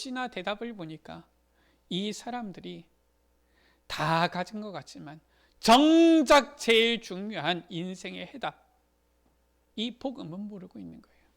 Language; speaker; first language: Korean; native; Korean